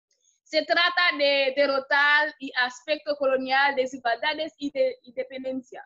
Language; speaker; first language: Spanish; non-native, fluent; Haitian Creole